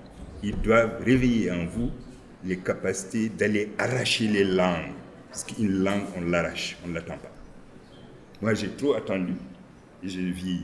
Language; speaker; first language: French; non-native, local second language; Wolof